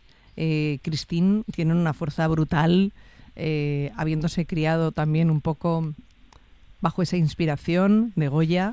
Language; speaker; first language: Spanish; native; Spanish